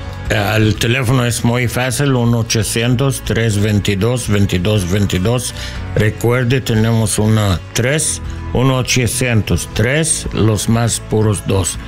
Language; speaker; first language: Spanish; non-native, learner; English